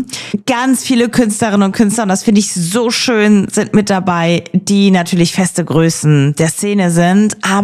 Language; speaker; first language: German; native; German